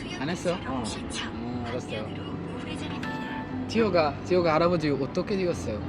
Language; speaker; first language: Korean; non-native, learner; Bangla